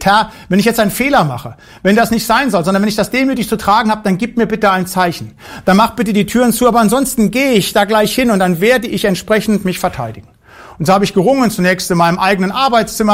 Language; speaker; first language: German; native; German